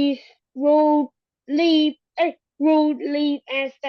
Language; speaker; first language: English; non-native, learner; Thai